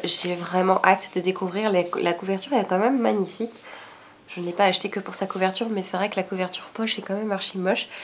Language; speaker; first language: French; native; French